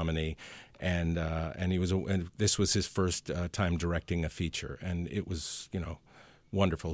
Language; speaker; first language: English; early bilingual, other home language; Spanish